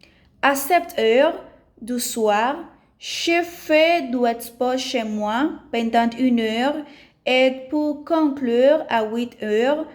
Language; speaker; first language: French; non-native, learner; Spanish